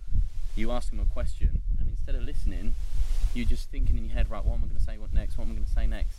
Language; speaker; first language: English; native; English